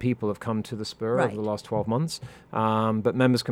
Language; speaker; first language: English; non-native, local second language; French